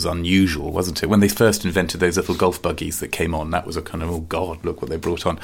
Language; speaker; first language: English; native; English